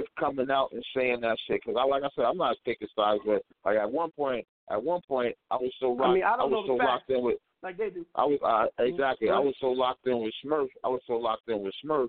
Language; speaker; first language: English; native; English